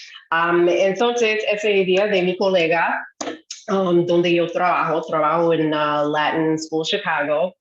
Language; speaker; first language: Spanish; non-native, fluent; English